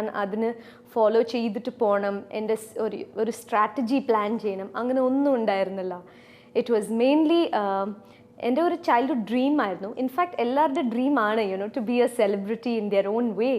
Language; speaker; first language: Malayalam; non-native, fluent; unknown